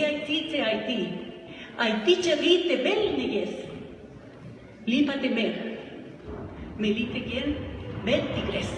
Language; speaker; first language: Haitian Creole; non-native, learner; Spanish